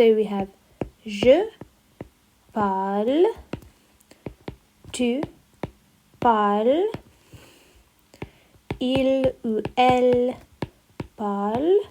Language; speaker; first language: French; non-native, fluent; English